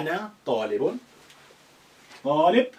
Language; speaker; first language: Arabic; non-native, fluent; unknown